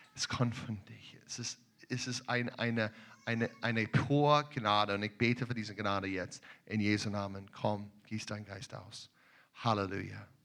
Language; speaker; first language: German; non-native, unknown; English